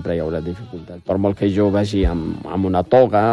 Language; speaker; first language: Catalan; non-native, fluent; Riffian